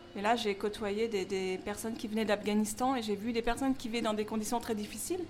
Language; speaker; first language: French; native; French